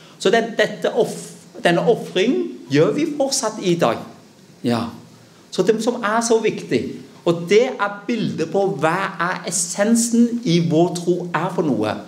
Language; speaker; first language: Norwegian; early bilingual, other home language; Vietnamese